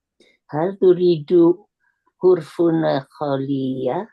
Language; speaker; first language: Arabic; non-native, learner; Indonesian